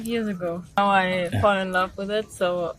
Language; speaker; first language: English; non-native, fluent; German